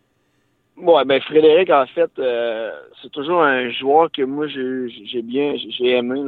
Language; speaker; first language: French; native; French